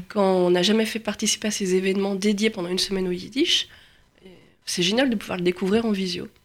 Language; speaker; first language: French; native; French